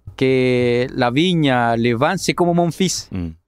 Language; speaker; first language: French; non-native, learner; Spanish